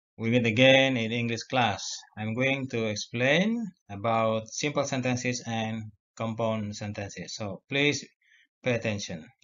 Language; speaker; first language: English; non-native, fluent; Indonesian